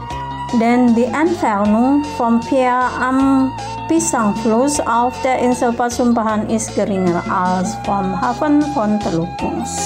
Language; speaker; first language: German; non-native, fluent; Indonesian